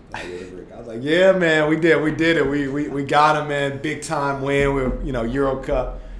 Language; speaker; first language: English; native; English